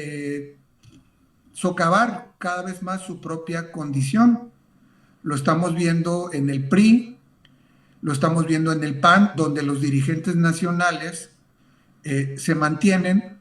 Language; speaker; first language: Spanish; native; Spanish